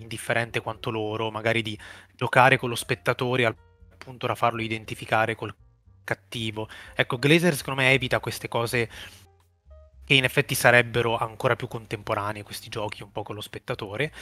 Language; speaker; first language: Italian; native; Italian